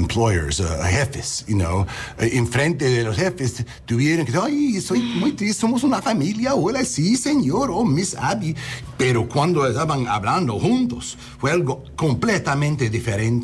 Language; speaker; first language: Spanish; non-native, learner; English